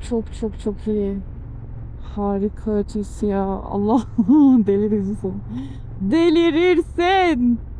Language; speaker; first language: Turkish; native; Turkish